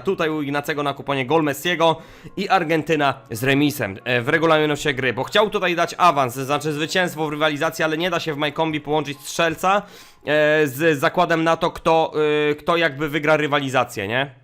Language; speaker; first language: Polish; native; Polish